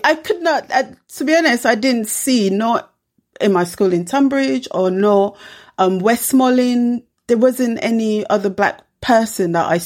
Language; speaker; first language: English; non-native, local second language; Krio